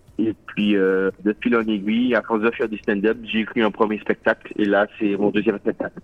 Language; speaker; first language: French; native; French